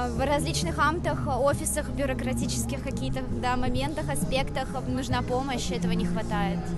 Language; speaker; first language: Russian; native; Russian